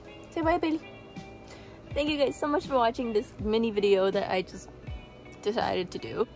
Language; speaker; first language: English; early bilingual, other home language; Spanish